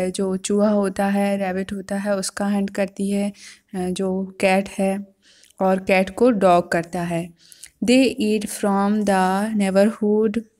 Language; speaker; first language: Hindi; native; Hindi